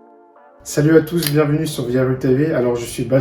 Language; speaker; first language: French; native; French